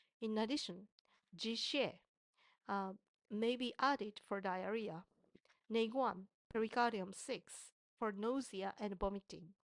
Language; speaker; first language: English; non-native, fluent; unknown